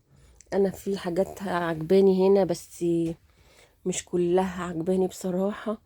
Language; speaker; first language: Arabic; native; Arabic